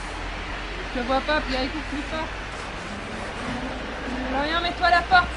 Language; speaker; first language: French; native; French